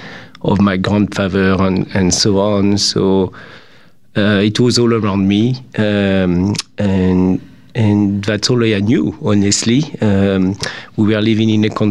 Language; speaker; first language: English; non-native, fluent; French